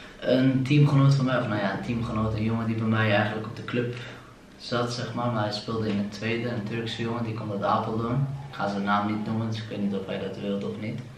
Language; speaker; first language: Dutch; early bilingual, other home language; Turkish